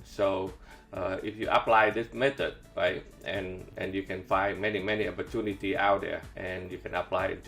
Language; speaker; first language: English; non-native, fluent; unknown